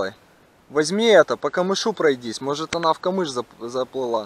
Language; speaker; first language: Russian; native; Russian